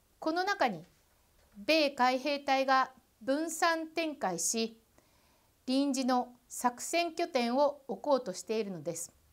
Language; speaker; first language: Japanese; native; Japanese